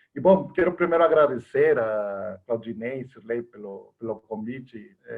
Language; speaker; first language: Portuguese; non-native, fluent; Spanish